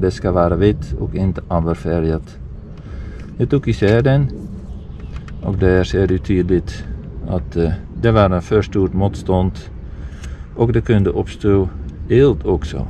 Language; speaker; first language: Swedish; non-native, fluent; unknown